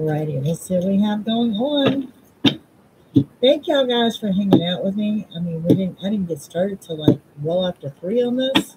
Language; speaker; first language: English; native; English